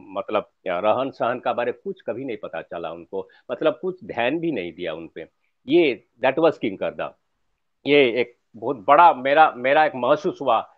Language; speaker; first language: Hindi; non-native, local second language; Bangla